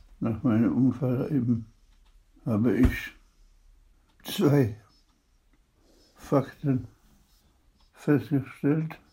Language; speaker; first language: German; non-native, fluent; Polish